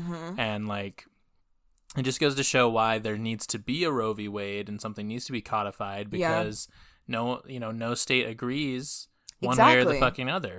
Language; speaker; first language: English; native; English